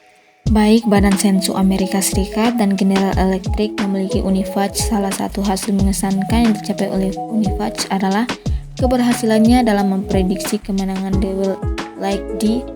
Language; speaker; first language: Indonesian; native; Indonesian